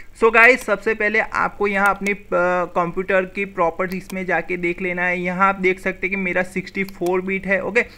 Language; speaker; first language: Hindi; non-native, local second language; Gujarati